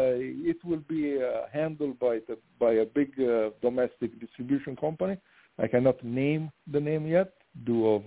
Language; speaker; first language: English; non-native, fluent; Italian